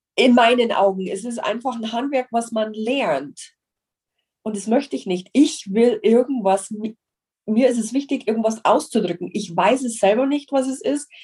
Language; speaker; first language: German; non-native, fluent; English